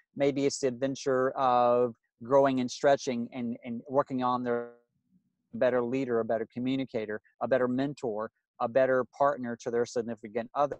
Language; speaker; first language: English; native; English